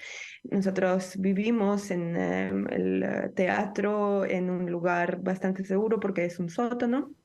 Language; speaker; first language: Spanish; non-native, fluent; Ukrainian